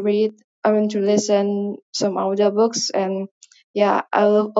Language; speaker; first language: English; non-native, fluent; Indonesian